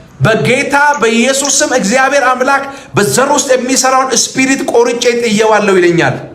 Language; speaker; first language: Amharic; native; Amharic